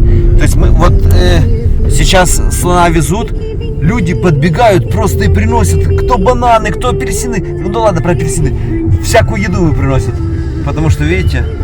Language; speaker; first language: Russian; native; Russian